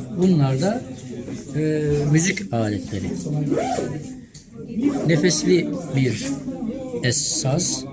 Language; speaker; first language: Turkish; native; Turkish